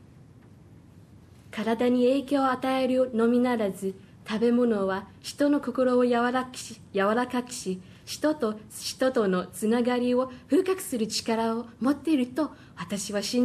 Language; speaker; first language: Japanese; non-native, fluent; Chinese